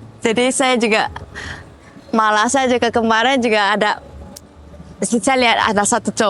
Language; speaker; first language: Indonesian; early bilingual, heritage; Indonesian